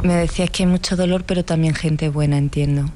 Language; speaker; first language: Spanish; native; Spanish